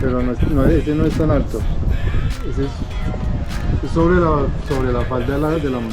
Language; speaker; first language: Spanish; native; Spanish